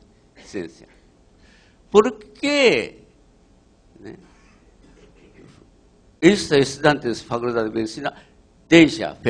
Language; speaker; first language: Portuguese; non-native, learner; Japanese